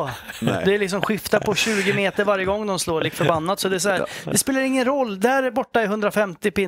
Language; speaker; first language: Swedish; native; Swedish